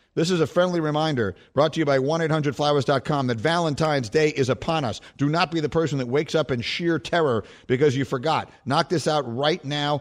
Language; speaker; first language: English; native; English